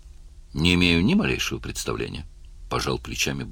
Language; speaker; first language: Russian; native; Russian